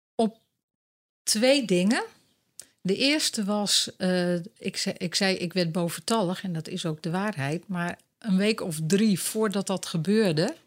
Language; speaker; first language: Dutch; native; Dutch